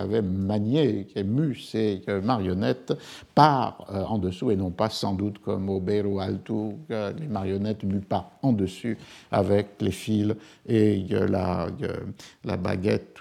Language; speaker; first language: French; native; French